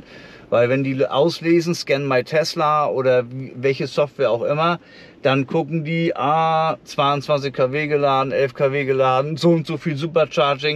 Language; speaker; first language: German; native; German